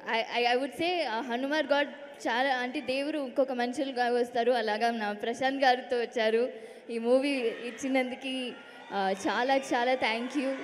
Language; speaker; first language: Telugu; non-native, learner; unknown